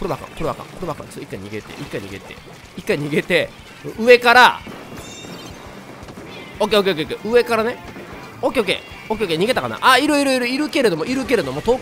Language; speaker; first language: Japanese; native; Japanese